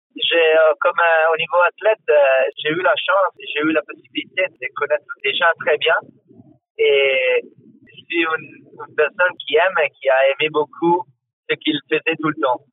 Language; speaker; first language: French; non-native, fluent; Italian